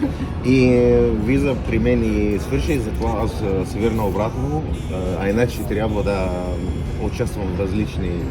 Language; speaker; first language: Bulgarian; non-native, learner; Arabic